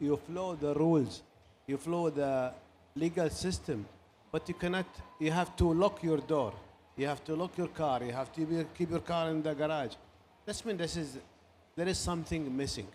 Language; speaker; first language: English; non-native, learner; Arabic